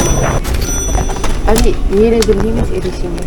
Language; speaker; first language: Korean; non-native, fluent; Arabic